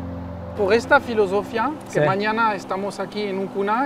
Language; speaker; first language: Spanish; native; Spanish